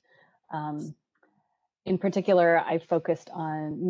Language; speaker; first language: English; native; English